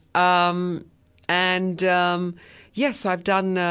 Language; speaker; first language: English; early bilingual, other home language; French